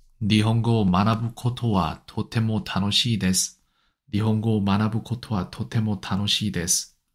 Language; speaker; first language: Japanese; non-native, learner; Korean